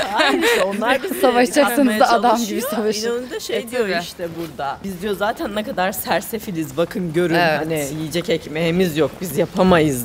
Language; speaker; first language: Turkish; native; Turkish